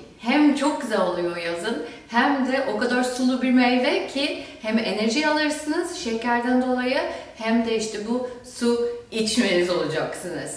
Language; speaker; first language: Turkish; non-native, fluent; German